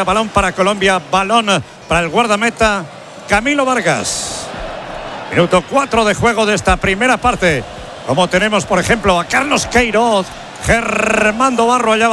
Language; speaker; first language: Spanish; native; Spanish